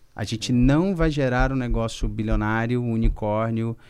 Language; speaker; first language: Portuguese; native; Portuguese